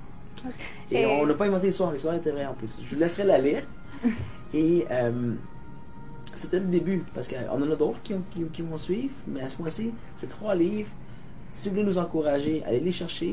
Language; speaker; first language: French; native; French